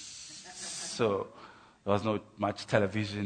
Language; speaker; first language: English; non-native, local second language; Xhosa